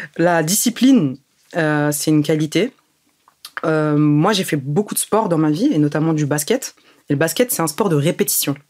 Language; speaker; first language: French; early bilingual, other home language; Arabic